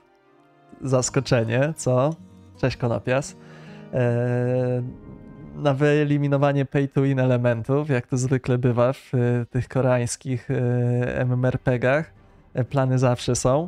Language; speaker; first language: Polish; native; Polish